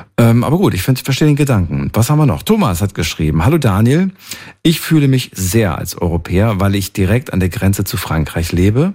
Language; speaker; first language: German; native; German